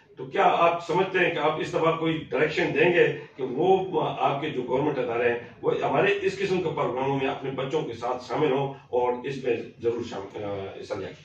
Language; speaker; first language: Urdu; non-native, local second language; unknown